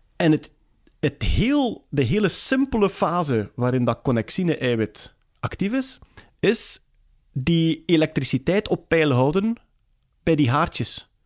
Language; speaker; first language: Dutch; native; Dutch